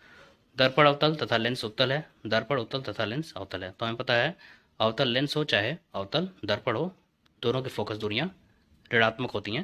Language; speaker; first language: Hindi; native; Hindi